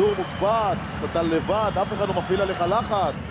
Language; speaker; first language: Hebrew; native; Hebrew